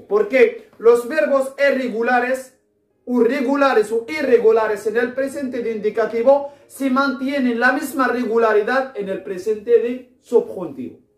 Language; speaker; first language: Spanish; non-native, fluent; Arabic